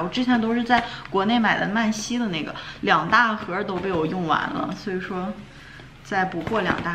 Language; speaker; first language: Chinese; native; Chinese